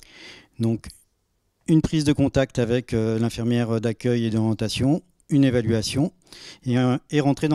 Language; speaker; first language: French; native; French